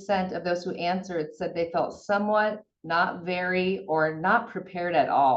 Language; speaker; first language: English; native; English